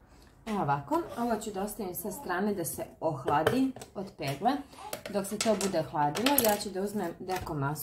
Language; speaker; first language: Croatian; native; Croatian